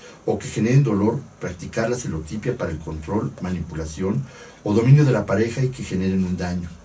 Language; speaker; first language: Spanish; native; Spanish